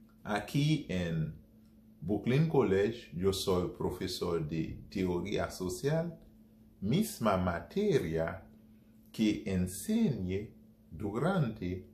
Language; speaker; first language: Spanish; non-native, fluent; Haitian Creole